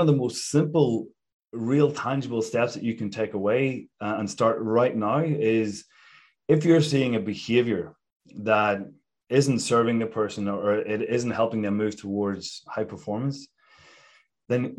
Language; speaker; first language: English; native; English